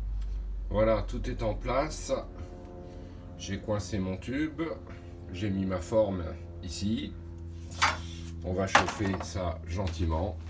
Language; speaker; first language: French; native; French